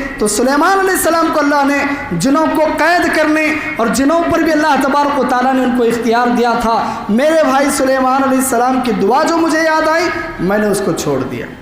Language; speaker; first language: Urdu; native; Urdu